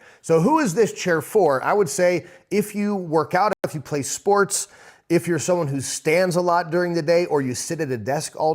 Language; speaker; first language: English; native; English